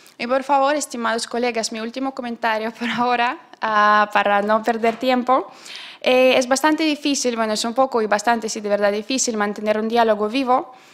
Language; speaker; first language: Spanish; non-native, fluent; Russian